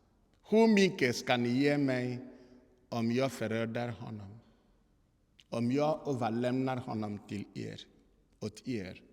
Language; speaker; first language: Swedish; non-native, fluent; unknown